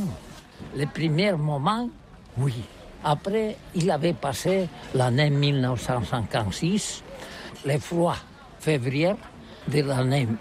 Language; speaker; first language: French; non-native, learner; Catalan